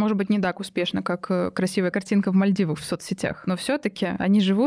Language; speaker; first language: Russian; native; Russian